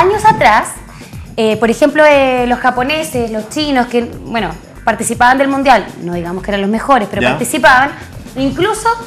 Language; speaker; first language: Spanish; native; Spanish